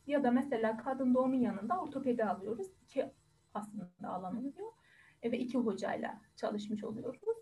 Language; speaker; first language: Turkish; non-native, fluent; Persian